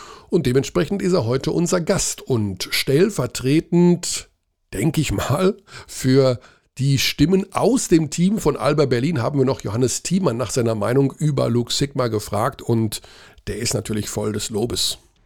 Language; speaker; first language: German; native; German